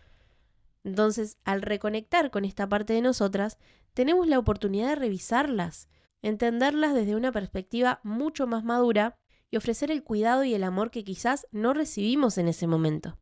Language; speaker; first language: Spanish; native; Spanish